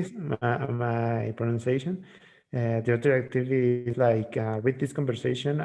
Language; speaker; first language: English; non-native, learner; Spanish